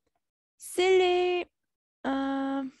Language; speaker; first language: French; non-native, learner; Spanish